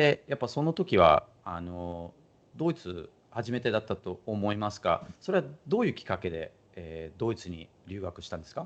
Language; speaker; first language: Japanese; non-native, fluent; German